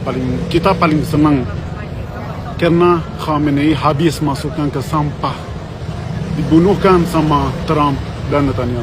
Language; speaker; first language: Indonesian; non-native, learner; Persian